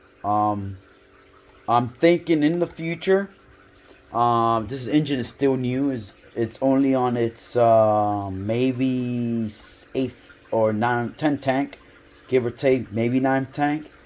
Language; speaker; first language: English; native; English